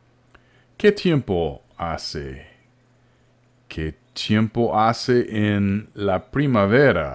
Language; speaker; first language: Spanish; non-native, fluent; English